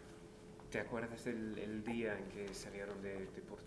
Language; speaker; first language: Spanish; non-native, fluent; English